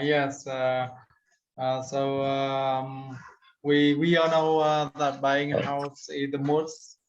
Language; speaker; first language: English; non-native, learner; Vietnamese